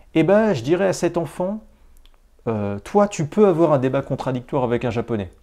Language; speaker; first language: French; native; French